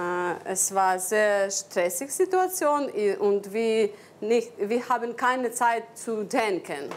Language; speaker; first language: German; non-native, learner; Ukrainian